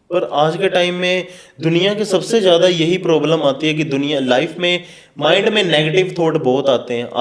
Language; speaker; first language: Hindi; non-native, local second language; Punjabi